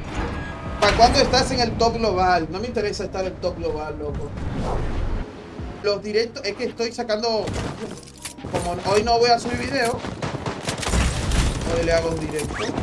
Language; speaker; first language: Spanish; native; Spanish